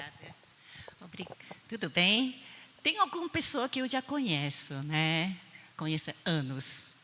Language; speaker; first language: Portuguese; non-native, fluent; Chinese